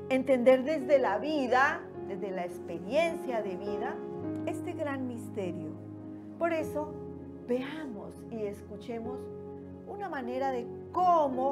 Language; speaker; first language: Spanish; native; Spanish